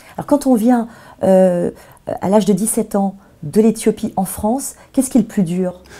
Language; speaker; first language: French; native; French